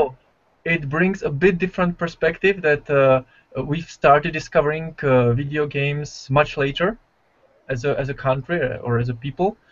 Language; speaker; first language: English; non-native, fluent; Czech